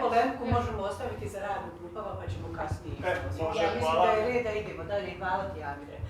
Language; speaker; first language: Bosnian; native; Bosnian